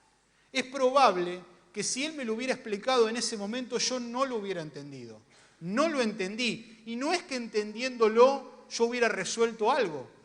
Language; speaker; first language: Spanish; native; Spanish